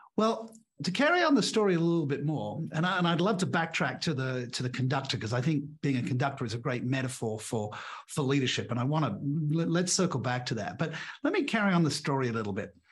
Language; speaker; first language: English; native; English